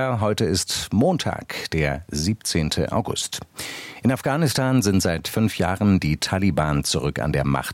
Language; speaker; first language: German; native; German